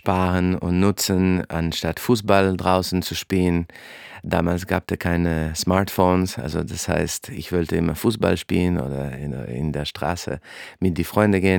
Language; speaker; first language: German; non-native, fluent; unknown